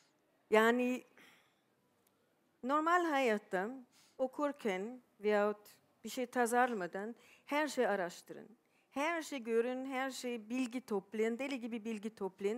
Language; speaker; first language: Turkish; non-native, fluent; German